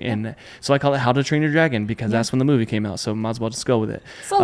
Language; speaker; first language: English; native; English